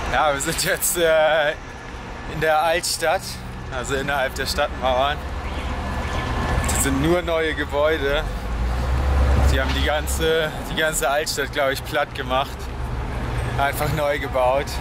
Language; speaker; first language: German; native; German